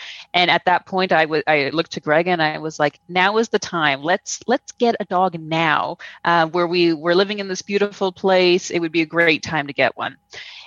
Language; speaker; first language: English; native; English